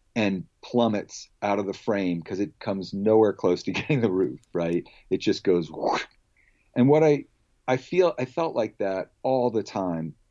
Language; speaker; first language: English; native; English